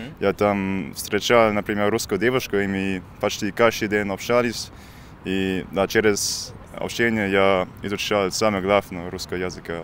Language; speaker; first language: Russian; non-native, learner; German